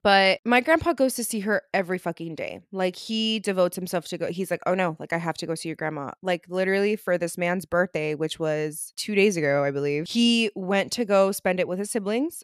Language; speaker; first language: English; early bilingual, other home language; Spanish